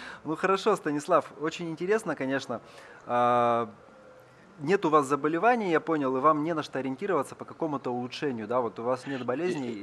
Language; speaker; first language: Russian; native; Russian